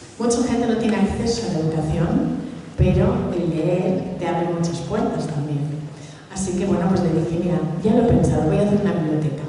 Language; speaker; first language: Spanish; early bilingual, other home language; Catalan